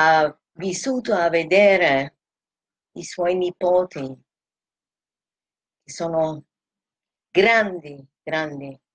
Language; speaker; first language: Italian; non-native, fluent; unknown